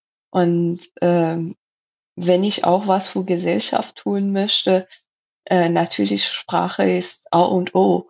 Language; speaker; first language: German; non-native, learner; Persian